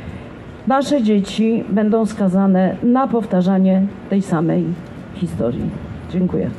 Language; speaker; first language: Polish; native; Polish